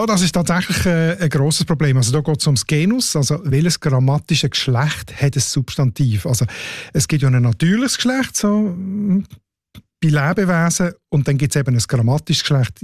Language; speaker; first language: German; native; German